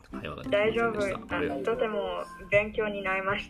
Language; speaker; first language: Japanese; non-native, learner; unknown